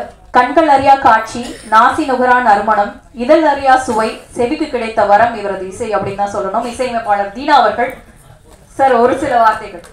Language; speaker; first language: Tamil; native; Tamil